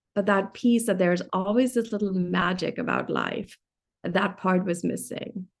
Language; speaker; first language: English; non-native, local second language; Hindi